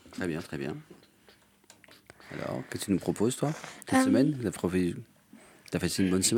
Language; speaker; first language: French; native; French